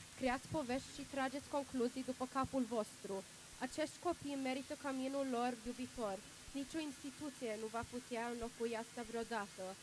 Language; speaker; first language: Romanian; early bilingual, heritage; Romanian